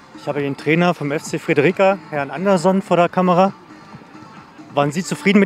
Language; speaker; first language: German; native; German